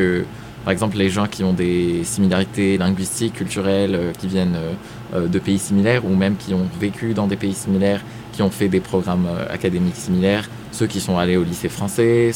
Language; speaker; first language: French; non-native, local second language; Arabic